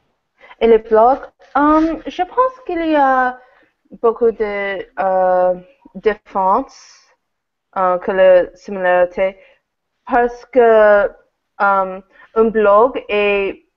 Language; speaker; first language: French; non-native, learner; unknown